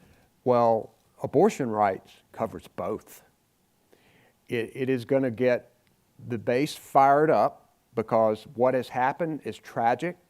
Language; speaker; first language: English; native; English